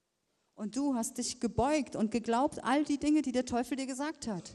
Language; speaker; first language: German; native; German